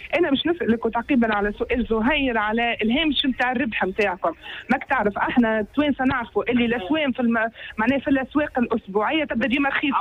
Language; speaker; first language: Arabic; native; Arabic